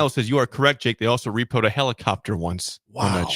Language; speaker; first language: English; native; English